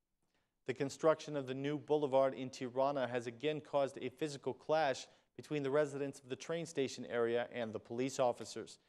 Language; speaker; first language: English; non-native, fluent; Albanian